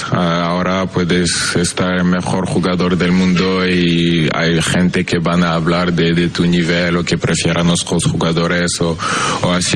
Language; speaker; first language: Spanish; non-native, fluent; French